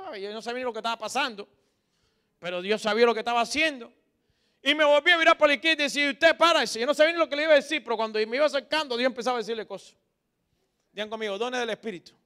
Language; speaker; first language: Spanish; native; Spanish